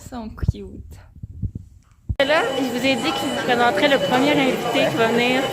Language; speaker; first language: French; native; French